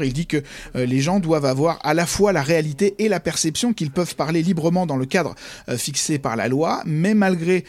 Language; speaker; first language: French; native; French